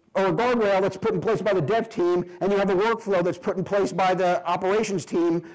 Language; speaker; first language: English; native; English